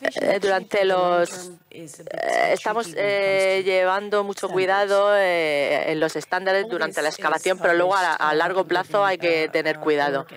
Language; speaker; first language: Spanish; non-native, fluent; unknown